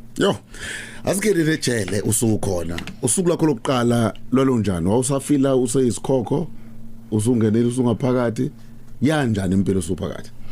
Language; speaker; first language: Zulu; native; Zulu